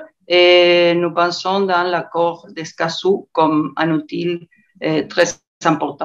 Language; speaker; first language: French; non-native, learner; Spanish